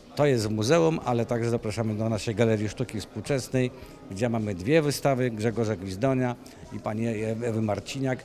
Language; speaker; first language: Polish; native; Polish